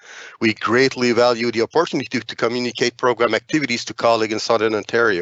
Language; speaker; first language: English; non-native, fluent; French